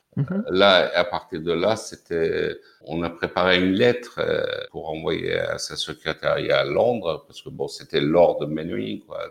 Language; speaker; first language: French; non-native, fluent; Persian